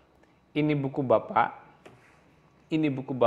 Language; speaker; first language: Indonesian; non-native, local second language; Javanese